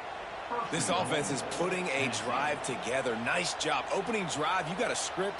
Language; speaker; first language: English; native; English